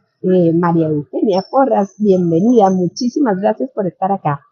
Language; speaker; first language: Spanish; native; Spanish